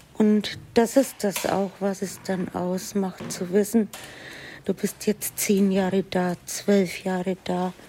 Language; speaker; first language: German; native; German